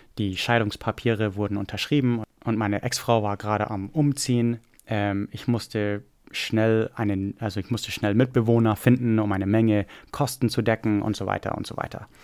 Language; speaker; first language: German; non-native, fluent; English